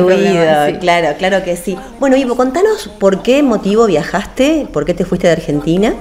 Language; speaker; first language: Spanish; native; Spanish